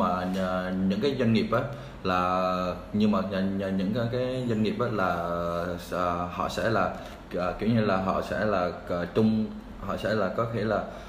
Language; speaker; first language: Vietnamese; native; Vietnamese